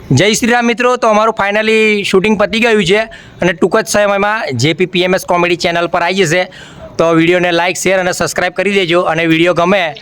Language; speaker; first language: Gujarati; native; Gujarati